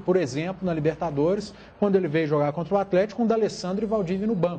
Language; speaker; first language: Portuguese; native; Portuguese